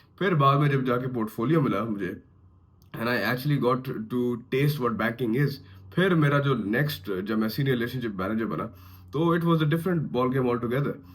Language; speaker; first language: Urdu; native; Urdu